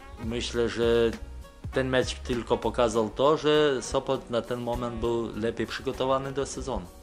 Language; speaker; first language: Polish; non-native, fluent; Lithuanian